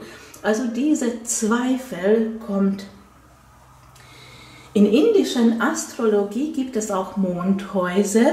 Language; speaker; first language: German; non-native, fluent; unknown